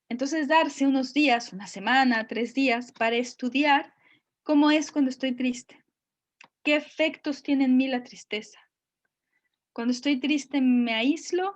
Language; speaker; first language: Spanish; native; Spanish